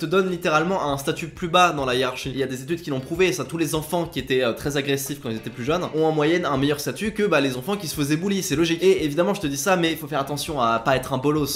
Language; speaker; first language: French; native; French